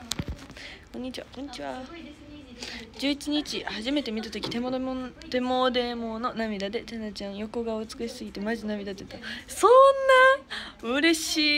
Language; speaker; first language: Japanese; native; Japanese